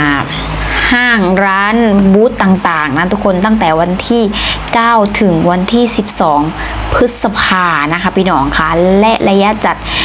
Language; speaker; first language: Thai; native; Thai